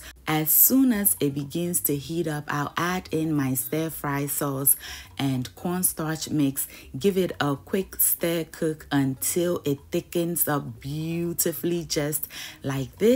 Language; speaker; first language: English; non-native, local second language; Ga